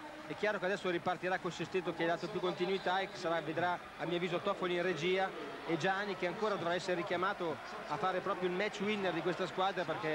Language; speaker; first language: Italian; native; Italian